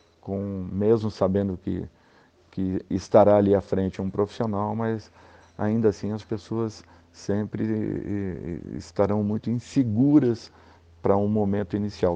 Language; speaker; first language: Portuguese; native; Portuguese